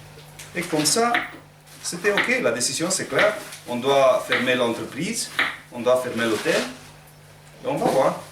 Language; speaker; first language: French; non-native, learner; Romanian